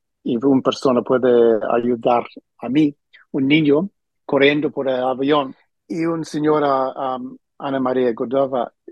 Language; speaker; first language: Spanish; early bilingual, heritage; Spanish